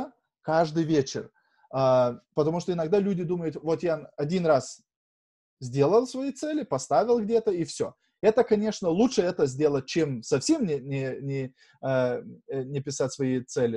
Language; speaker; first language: Russian; non-native, fluent; Lithuanian